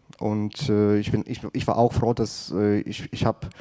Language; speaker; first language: German; non-native, fluent; Ukrainian